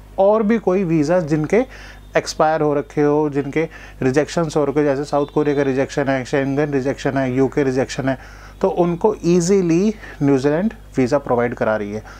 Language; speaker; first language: Hindi; non-native, local second language; Gujarati